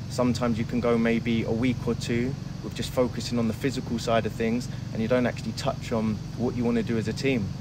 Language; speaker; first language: English; native; English